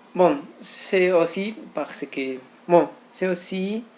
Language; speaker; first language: French; non-native, fluent; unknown